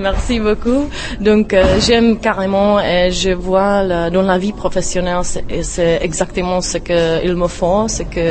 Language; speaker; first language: French; non-native, fluent; Czech